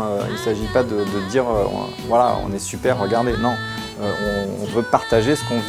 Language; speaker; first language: French; native; French